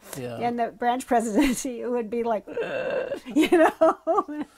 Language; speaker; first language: English; native; English